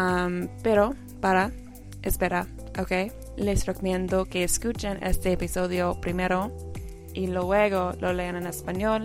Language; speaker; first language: Spanish; non-native, fluent; English